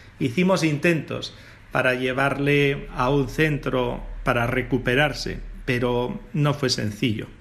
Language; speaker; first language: Spanish; native; Spanish